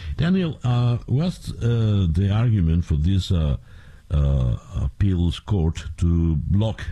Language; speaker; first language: English; non-native, fluent; Spanish